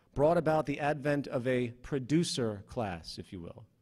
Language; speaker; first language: English; native; English